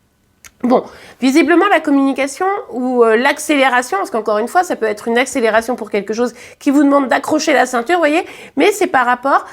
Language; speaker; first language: French; native; French